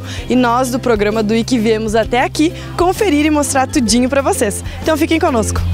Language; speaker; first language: Portuguese; native; Portuguese